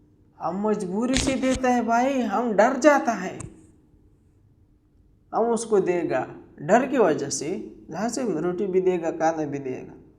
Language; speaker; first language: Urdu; non-native, local second language; Pashto